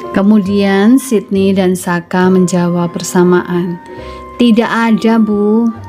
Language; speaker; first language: Indonesian; native; Indonesian